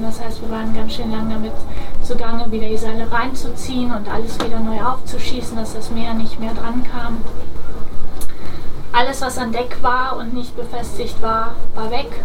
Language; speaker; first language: German; native; German